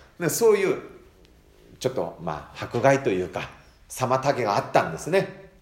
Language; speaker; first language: Japanese; non-native, fluent; Korean